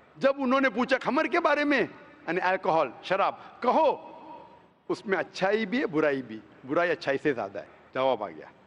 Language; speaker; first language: Hindi; non-native, local second language; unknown